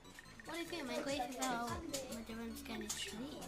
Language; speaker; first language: Welsh; non-native, local second language; English